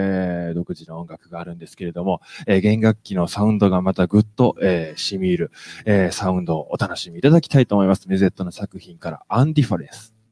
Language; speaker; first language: Japanese; native; Japanese